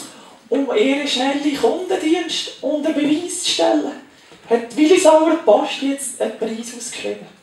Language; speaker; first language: German; native; German